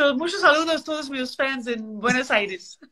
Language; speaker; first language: Spanish; non-native, learner; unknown